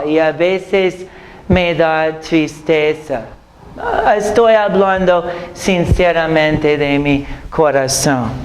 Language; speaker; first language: Spanish; non-native, fluent; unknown